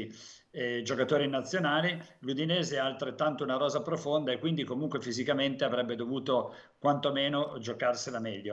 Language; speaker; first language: Italian; native; Italian